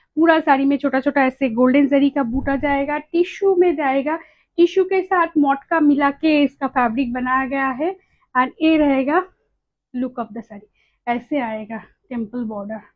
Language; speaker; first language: Hindi; non-native, local second language; Bangla